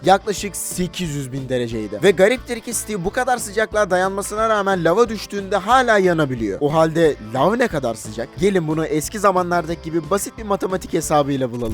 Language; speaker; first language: Turkish; native; Turkish